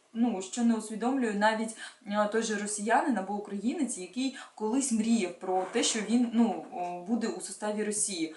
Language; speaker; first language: Ukrainian; non-native, local second language; Russian